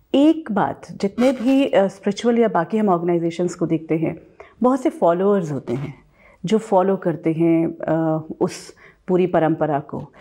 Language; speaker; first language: Hindi; native; Hindi